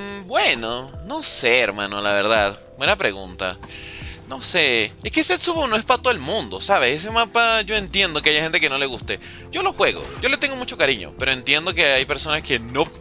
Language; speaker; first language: Spanish; native; Spanish